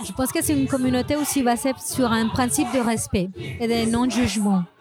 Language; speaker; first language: French; non-native, fluent; Spanish